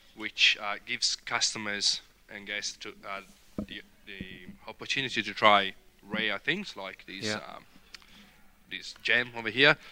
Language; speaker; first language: English; non-native, fluent; Italian